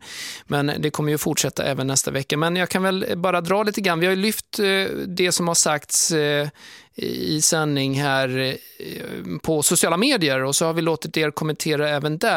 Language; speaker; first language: Swedish; native; Swedish